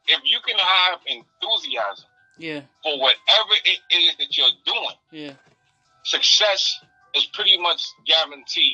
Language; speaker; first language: English; native; English